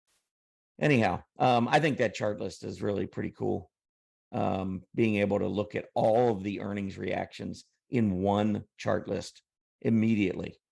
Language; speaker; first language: English; native; English